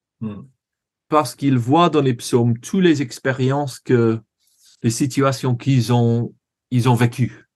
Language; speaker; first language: French; non-native, learner; English